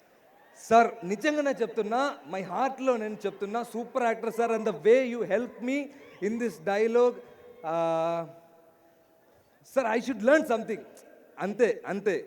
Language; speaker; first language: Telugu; non-native, learner; Malayalam